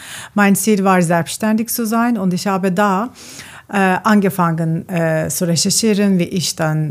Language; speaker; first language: German; non-native, learner; Turkish